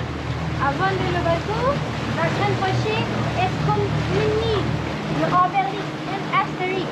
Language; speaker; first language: French; non-native, learner; Portuguese